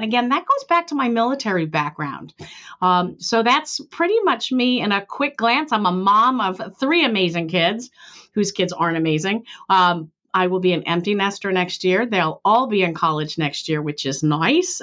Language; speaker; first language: English; native; English